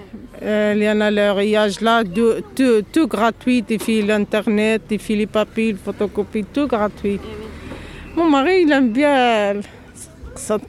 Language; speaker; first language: French; non-native, learner; Arabic